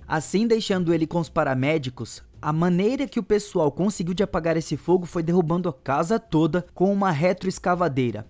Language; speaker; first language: Portuguese; native; Portuguese